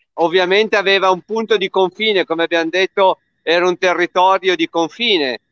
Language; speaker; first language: Italian; native; Italian